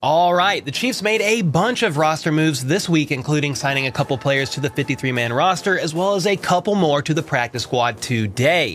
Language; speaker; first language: English; native; English